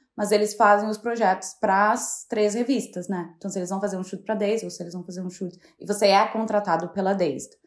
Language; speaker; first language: Portuguese; native; Portuguese